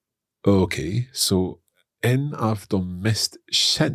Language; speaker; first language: Swedish; non-native, learner; English